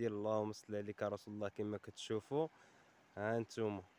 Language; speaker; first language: Arabic; native; Arabic